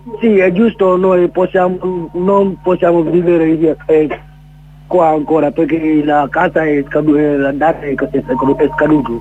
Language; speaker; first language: Italian; non-native, learner; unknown